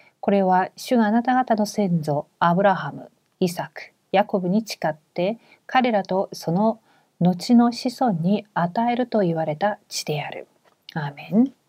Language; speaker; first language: Japanese; non-native, fluent; Korean